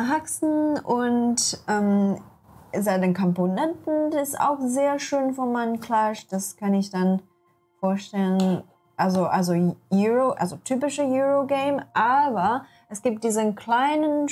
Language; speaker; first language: German; non-native, learner; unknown